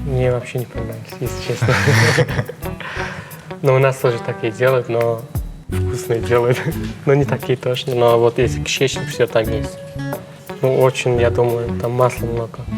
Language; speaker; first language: Russian; non-native, learner; Turkmen